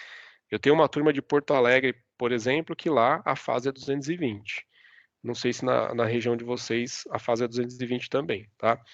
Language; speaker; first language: Portuguese; native; Portuguese